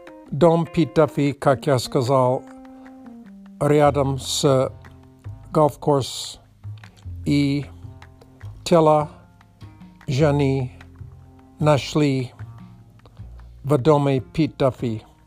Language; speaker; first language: Russian; non-native, learner; English